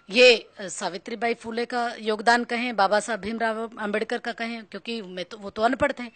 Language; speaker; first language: Hindi; native; Hindi